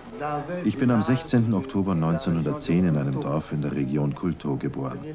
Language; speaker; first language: German; native; German